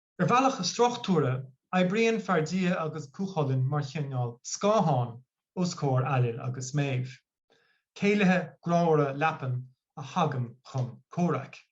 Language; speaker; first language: Irish; non-native, local second language; English